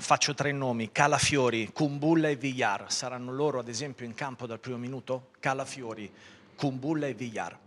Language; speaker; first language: Italian; native; Italian